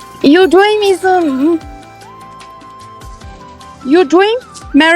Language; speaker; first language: English; non-native, learner; Chinese